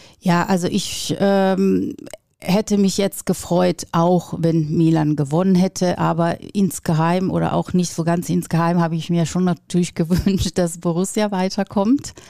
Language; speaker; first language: German; non-native, fluent; Italian